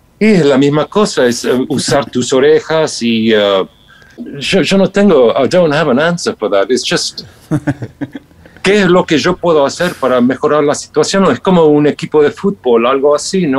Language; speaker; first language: Spanish; non-native, fluent; English